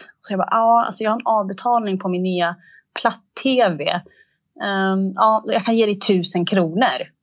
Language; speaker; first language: Swedish; early bilingual, other home language; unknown